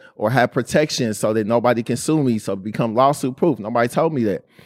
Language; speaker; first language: English; native; English